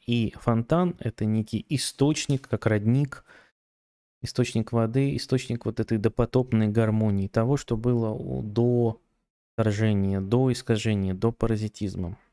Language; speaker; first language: Russian; native; Russian